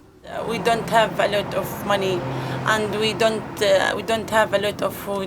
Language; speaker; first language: English; non-native, learner; Arabic